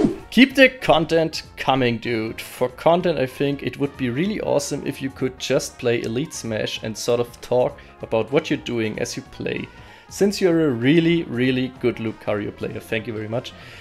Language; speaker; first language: English; non-native, fluent; German